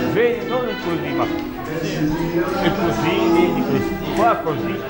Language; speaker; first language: Italian; non-native, learner; Russian